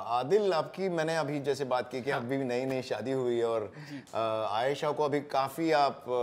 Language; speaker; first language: Hindi; non-native, local second language; Marathi